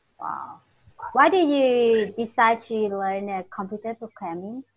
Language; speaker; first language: English; non-native, fluent; Thai